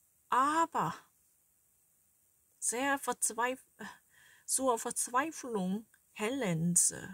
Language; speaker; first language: German; non-native, learner; Korean